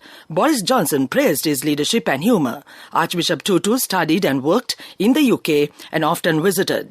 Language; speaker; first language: English; non-native, local second language; Sinhala